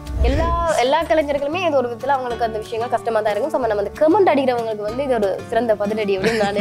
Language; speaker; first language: Tamil; native; Tamil